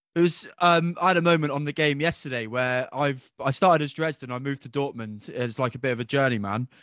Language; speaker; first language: English; native; English